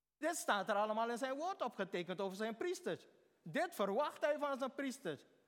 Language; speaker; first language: Dutch; native; Dutch